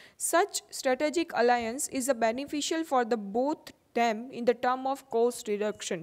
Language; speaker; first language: English; non-native, local second language; Gujarati